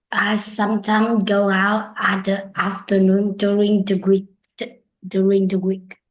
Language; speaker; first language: English; non-native, learner; Vietnamese